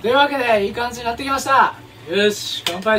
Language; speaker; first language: Japanese; native; Japanese